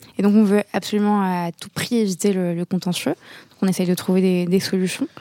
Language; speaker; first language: French; native; French